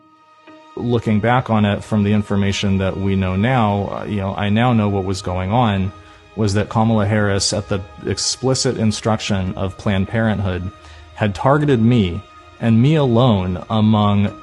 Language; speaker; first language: English; native; English